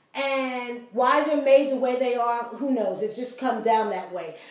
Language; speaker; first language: English; native; English